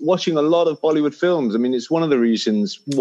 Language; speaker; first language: English; native; English